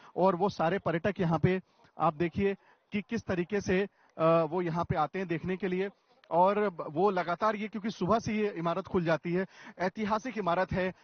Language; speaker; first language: Hindi; native; Hindi